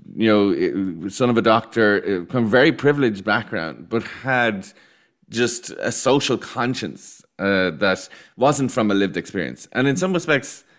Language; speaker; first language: English; native; English